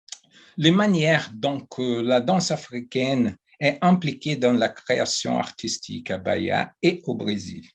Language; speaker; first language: French; non-native, fluent; Portuguese